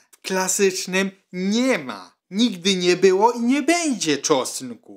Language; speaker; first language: Polish; non-native, fluent; Italian